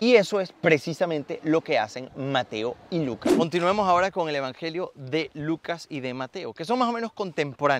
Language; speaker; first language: Spanish; native; Spanish